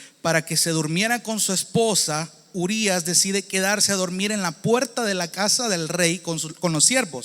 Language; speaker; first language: Spanish; native; Spanish